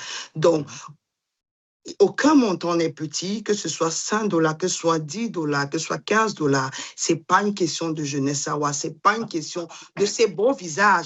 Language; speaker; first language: French; non-native, local second language; Duala